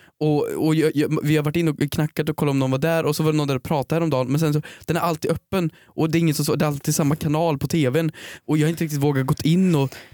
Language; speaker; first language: Swedish; native; Swedish